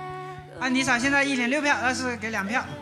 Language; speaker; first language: Chinese; native; Chinese